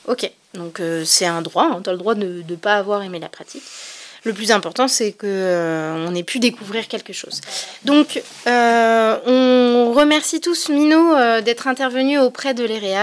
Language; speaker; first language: French; native; French